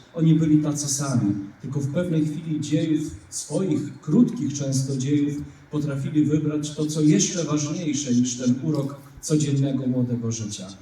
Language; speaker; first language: Polish; native; Polish